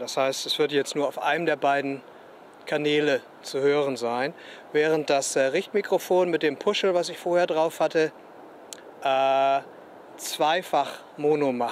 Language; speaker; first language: German; native; German